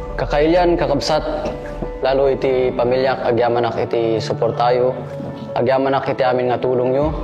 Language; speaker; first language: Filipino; non-native, local second language; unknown